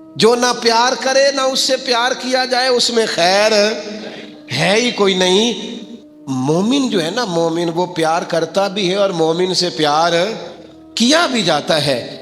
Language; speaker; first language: Urdu; non-native, local second language; Punjabi